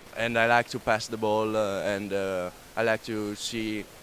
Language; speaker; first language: English; non-native, learner; Italian